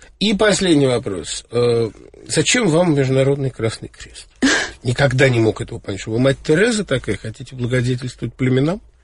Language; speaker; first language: Russian; native; Russian